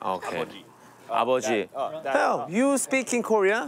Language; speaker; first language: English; non-native, learner; Korean